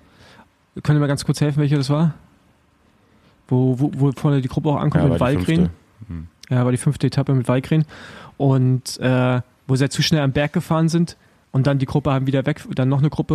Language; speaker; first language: German; native; German